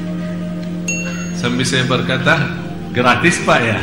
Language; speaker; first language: Indonesian; non-native, fluent; Arabic